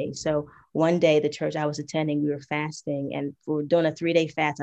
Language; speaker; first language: English; native; English